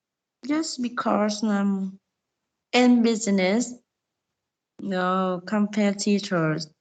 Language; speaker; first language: English; non-native, learner; Vietnamese